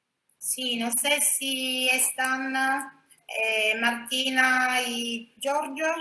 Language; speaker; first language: Spanish; non-native, fluent; Italian